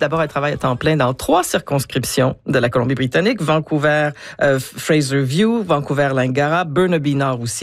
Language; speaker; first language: French; native; French